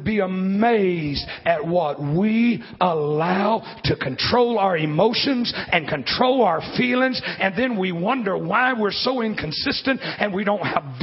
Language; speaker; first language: English; native; English